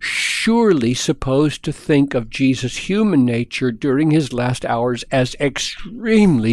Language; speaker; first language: English; native; English